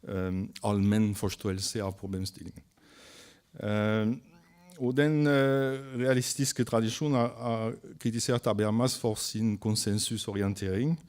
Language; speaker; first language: Norwegian; non-native, fluent; French